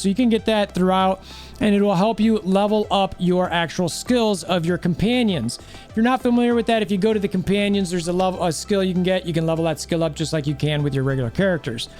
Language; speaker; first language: English; native; English